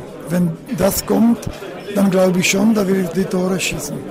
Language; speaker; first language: German; non-native, learner; Czech